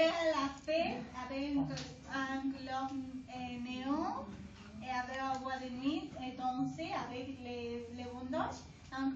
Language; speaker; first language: French; non-native, learner; Spanish